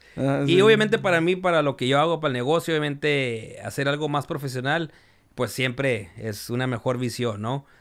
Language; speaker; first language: Spanish; early bilingual, heritage; Spanish